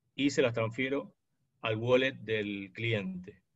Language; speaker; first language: Spanish; native; Spanish